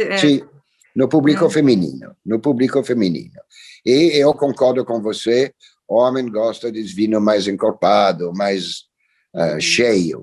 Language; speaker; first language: Portuguese; non-native, fluent; French